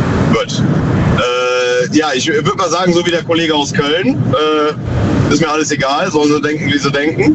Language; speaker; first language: German; native; German